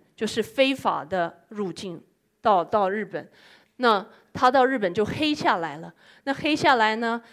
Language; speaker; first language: Chinese; non-native, fluent; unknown